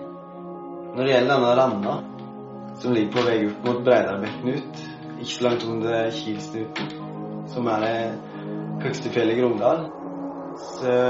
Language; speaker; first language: Norwegian; native; Norwegian